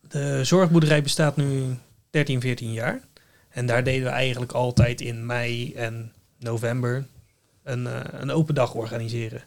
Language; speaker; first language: Dutch; native; Dutch